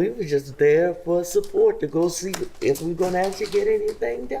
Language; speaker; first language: English; native; English